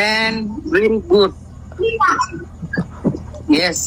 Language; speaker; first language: English; non-native, learner; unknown